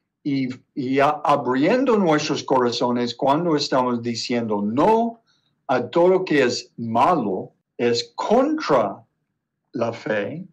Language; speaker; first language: Spanish; non-native, learner; English